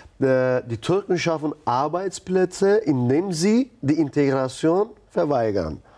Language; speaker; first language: German; non-native, fluent; Turkish